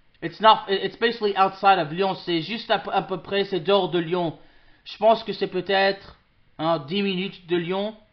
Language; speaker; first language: French; early bilingual, other home language; English